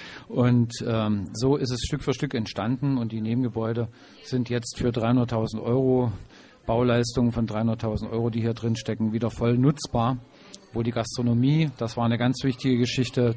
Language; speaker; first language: German; native; German